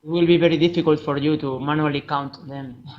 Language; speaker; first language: English; non-native, fluent; Spanish